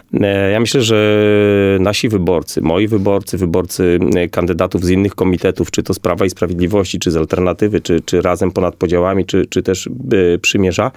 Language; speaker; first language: Polish; native; Polish